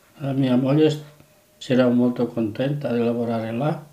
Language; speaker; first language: Italian; non-native, learner; Catalan